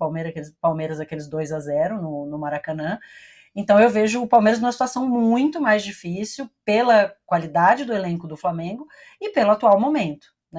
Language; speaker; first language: Portuguese; native; Portuguese